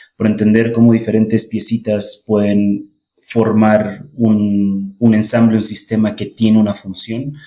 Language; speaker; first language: Spanish; native; Spanish